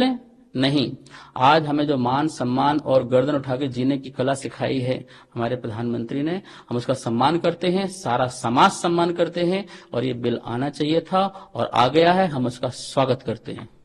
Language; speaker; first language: Hindi; native; Hindi